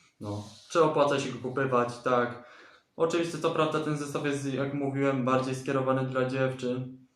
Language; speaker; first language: Polish; native; Polish